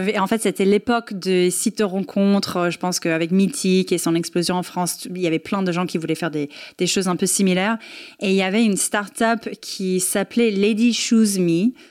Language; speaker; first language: French; non-native, fluent; English